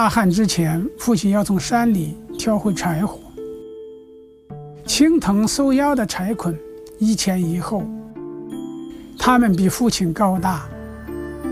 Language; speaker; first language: Chinese; native; Chinese